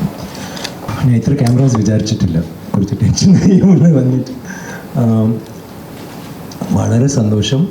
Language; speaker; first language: Malayalam; non-native, learner; Tamil